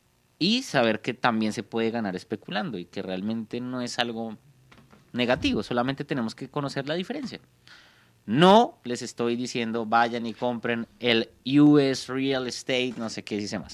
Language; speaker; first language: Spanish; native; Spanish